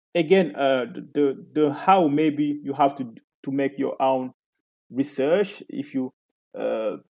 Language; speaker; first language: English; non-native, fluent; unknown